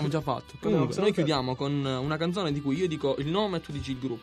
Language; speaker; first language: Italian; native; Italian